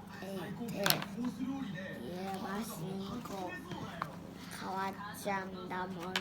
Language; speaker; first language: Japanese; non-native, learner; Thai